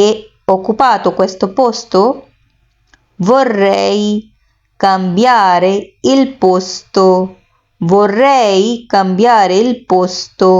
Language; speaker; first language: Italian; non-native, fluent; Urdu